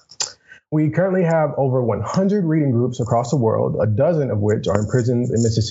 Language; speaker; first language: English; native; English